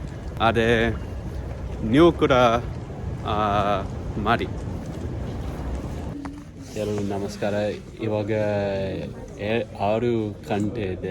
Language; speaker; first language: Kannada; non-native, learner; English